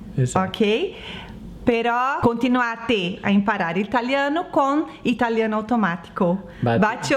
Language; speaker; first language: Italian; non-native, learner; Portuguese